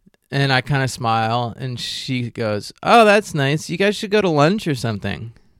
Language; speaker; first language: English; native; English